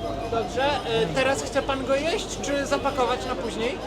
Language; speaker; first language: Polish; native; Polish